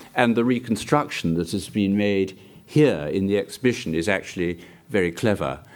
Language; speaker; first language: English; native; English